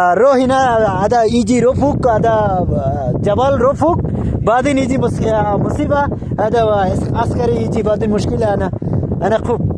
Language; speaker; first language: Arabic; non-native, learner; Bangla